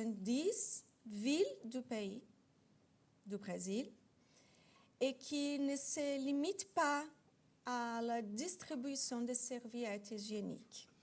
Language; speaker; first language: French; non-native, fluent; Portuguese